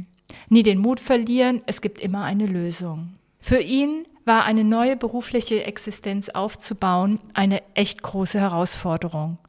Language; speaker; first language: German; native; German